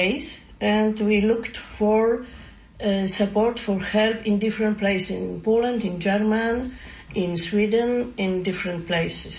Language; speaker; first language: English; non-native, learner; Polish